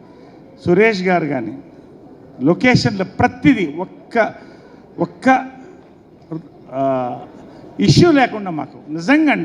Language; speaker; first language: Telugu; native; Telugu